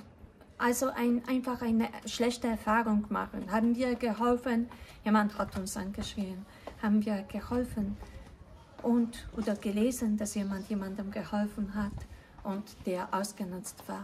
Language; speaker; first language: German; non-native, fluent; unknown